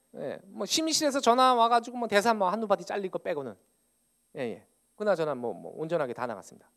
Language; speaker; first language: Korean; native; Korean